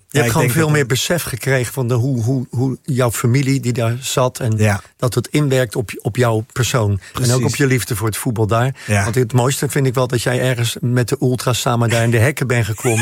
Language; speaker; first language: Dutch; native; Dutch